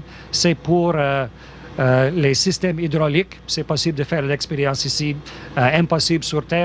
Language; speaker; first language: French; non-native, local second language; English